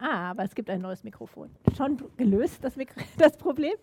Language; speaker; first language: German; native; German